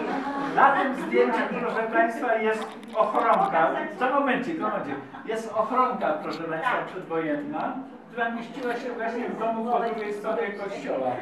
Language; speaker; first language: Polish; native; Polish